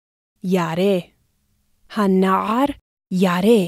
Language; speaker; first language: Hebrew; non-native, fluent; English